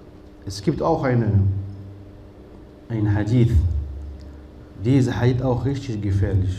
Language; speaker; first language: German; non-native, fluent; Arabic